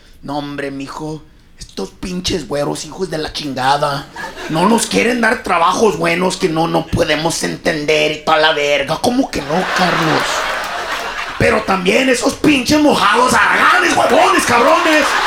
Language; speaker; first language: Spanish; early bilingual, other home language; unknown